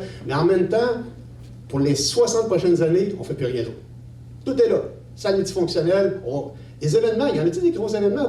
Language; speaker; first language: French; native; French